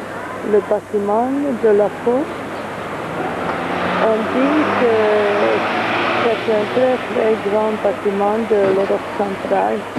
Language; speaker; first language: French; non-native, fluent; Hungarian